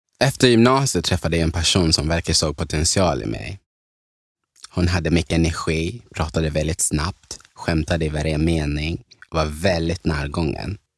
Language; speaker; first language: Swedish; early bilingual, other home language; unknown